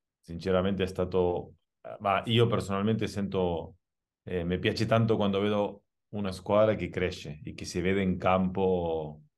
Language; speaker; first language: Italian; non-native, fluent; Spanish